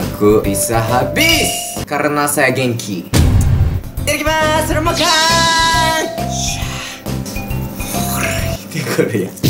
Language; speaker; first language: Indonesian; non-native, learner; Japanese